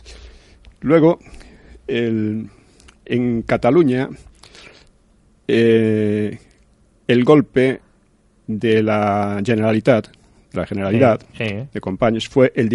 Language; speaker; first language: Spanish; native; Spanish